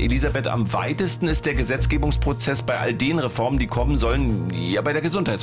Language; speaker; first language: German; native; German